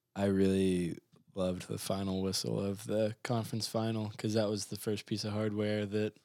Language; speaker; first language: English; native; English